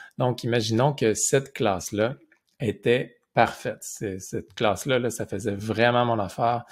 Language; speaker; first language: French; native; French